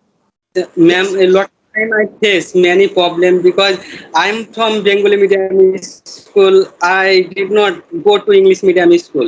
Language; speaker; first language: English; non-native, learner; Bangla